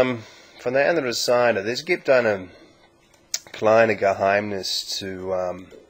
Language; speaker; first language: German; non-native, learner; English